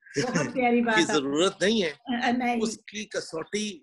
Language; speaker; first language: Urdu; native; Urdu